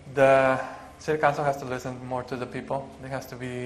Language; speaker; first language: English; non-native, fluent; Spanish